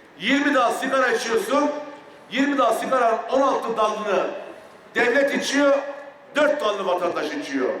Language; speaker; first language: Turkish; native; Turkish